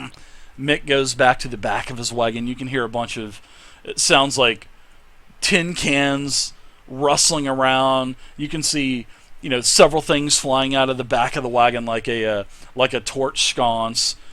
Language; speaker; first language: English; native; English